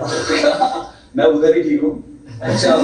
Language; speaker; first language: Hindi; non-native, learner; Bangla